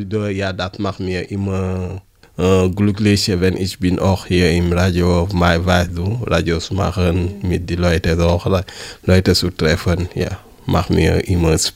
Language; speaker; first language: German; non-native, learner; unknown